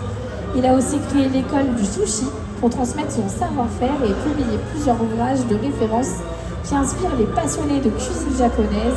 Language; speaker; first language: French; native; French